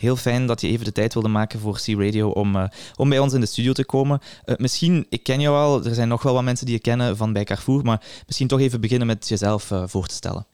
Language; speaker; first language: Dutch; native; Dutch